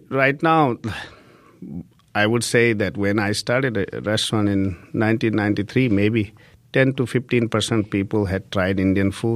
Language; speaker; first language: English; non-native, local second language; Hindi